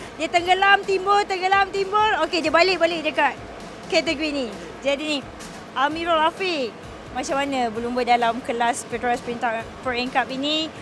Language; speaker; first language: Malay; native; Malay